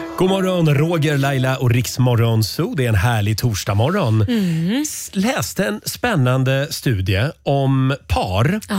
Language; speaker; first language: Swedish; native; Swedish